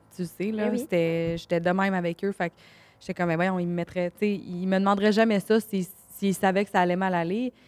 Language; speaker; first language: French; native; French